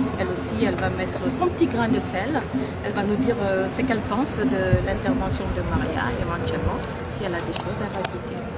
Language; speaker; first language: French; non-native, local second language; Wolof